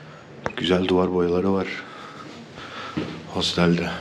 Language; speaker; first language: Turkish; native; Turkish